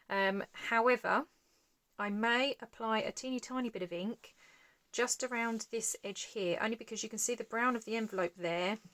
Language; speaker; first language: English; native; English